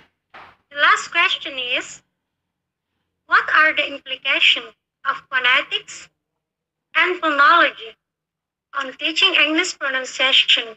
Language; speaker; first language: English; non-native, learner; Indonesian